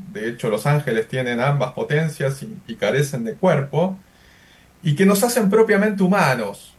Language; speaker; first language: Spanish; native; Spanish